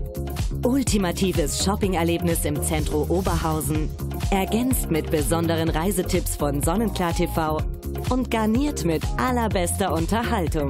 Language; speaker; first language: German; native; German